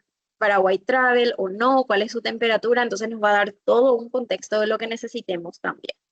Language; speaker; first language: Spanish; native; Spanish